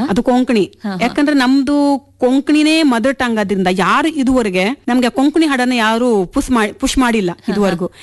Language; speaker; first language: Kannada; non-native, local second language; Konkani